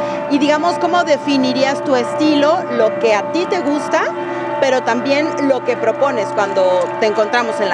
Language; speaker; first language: Spanish; native; Spanish